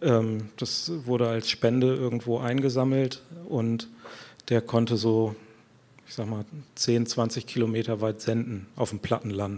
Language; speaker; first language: German; native; German